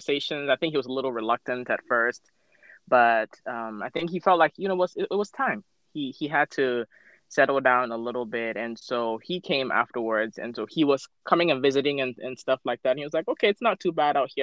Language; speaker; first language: English; non-native, local second language; Akan